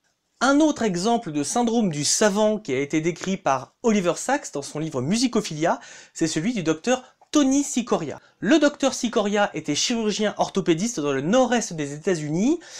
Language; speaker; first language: French; native; French